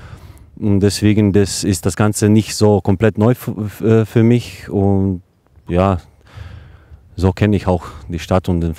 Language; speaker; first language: German; non-native, fluent; Croatian